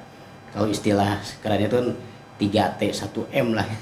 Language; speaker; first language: Indonesian; non-native, local second language; Sundanese